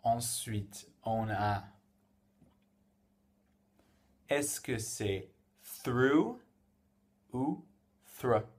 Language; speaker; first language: French; non-native, fluent; English